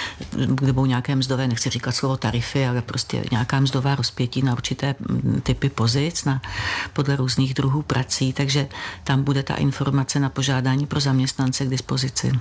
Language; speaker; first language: Czech; native; Czech